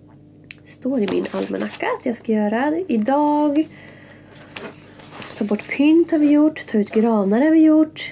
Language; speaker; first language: Swedish; native; Swedish